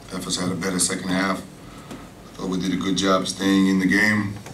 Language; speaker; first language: English; non-native, fluent; Lithuanian